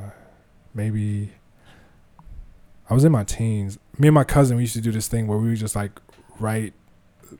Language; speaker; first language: English; native; English